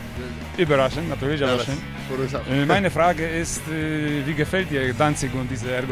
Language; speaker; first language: German; non-native, fluent; Polish